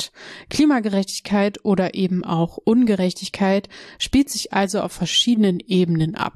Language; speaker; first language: German; native; German